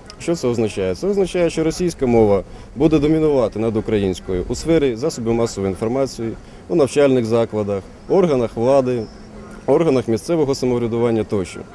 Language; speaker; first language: Ukrainian; native; Ukrainian